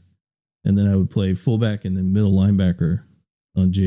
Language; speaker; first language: English; native; English